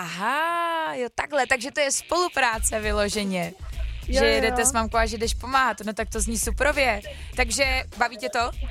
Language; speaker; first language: Czech; native; Czech